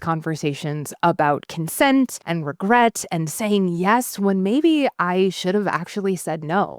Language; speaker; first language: English; native; English